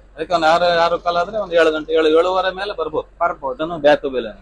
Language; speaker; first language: Kannada; native; Kannada